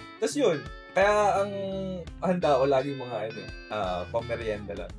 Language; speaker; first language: Filipino; native; Filipino